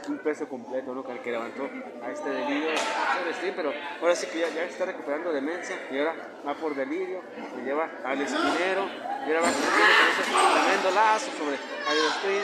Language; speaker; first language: Spanish; native; Spanish